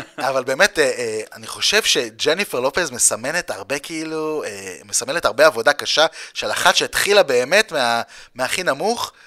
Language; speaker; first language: Hebrew; native; Hebrew